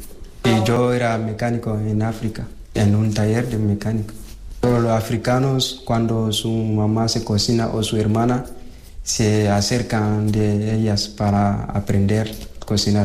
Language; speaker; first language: Spanish; non-native, learner; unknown